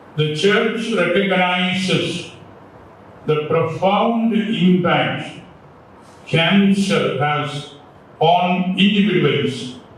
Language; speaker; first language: English; non-native, local second language; Malayalam